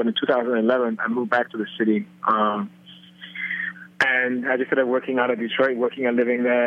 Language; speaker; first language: English; non-native, local second language; Yoruba